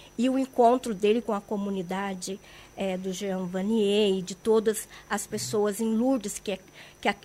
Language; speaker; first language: Portuguese; native; Portuguese